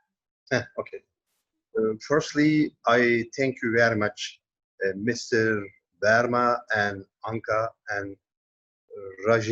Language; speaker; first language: English; non-native, learner; Turkish